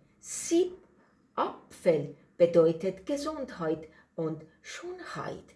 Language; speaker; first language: German; non-native, learner; Persian